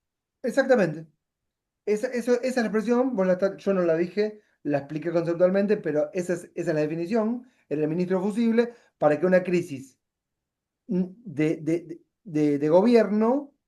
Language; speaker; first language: Spanish; native; Spanish